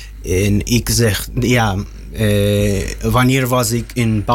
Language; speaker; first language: Dutch; non-native, learner; Russian